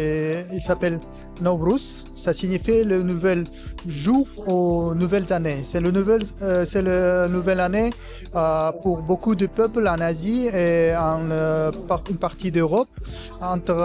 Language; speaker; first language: French; non-native, fluent; Kazakh